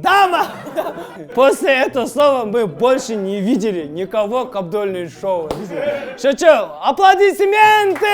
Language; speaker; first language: Russian; non-native, local second language; Kazakh